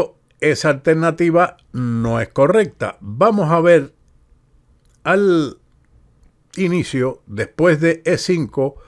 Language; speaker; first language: Spanish; native; Spanish